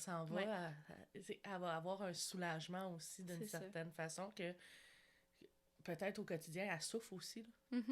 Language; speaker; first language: French; native; French